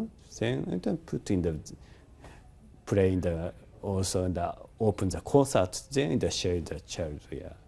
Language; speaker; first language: English; non-native, learner; Japanese